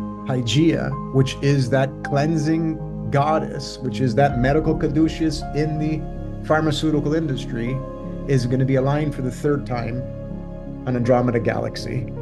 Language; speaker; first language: English; native; English